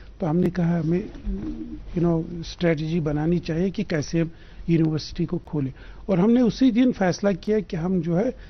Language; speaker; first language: Hindi; non-native, local second language; Kashmiri